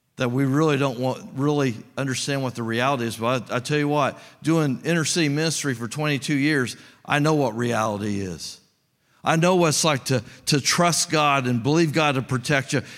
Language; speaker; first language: English; native; English